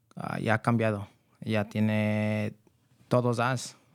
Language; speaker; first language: Spanish; early bilingual, heritage; Spanish